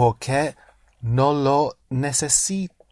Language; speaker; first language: Spanish; non-native, learner; English